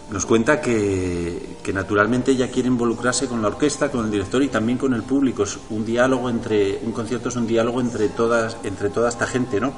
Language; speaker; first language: Spanish; native; Spanish